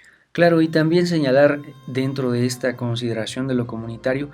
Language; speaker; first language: Spanish; native; Spanish